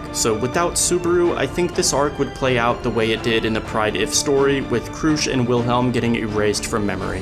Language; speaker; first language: English; native; English